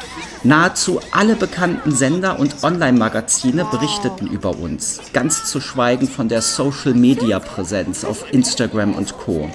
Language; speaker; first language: German; native; German